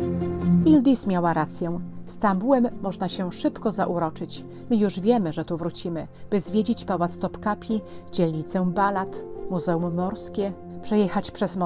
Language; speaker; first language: Polish; native; Polish